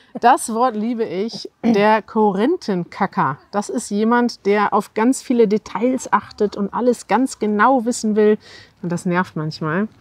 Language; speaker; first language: German; native; German